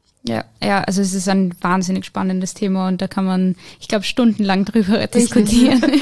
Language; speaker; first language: German; native; German